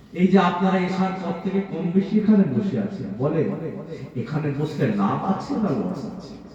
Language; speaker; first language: Bangla; native; Bangla